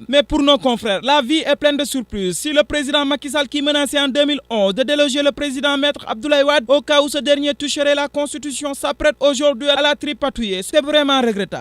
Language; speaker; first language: French; non-native, local second language; Wolof